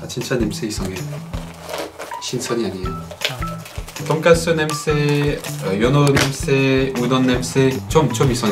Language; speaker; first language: Korean; non-native, learner; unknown